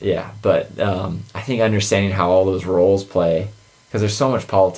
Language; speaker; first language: English; native; English